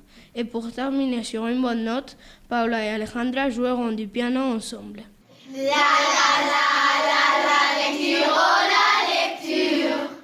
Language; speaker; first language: French; non-native, learner; Spanish